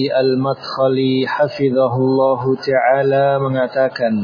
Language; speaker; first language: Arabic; non-native, fluent; Indonesian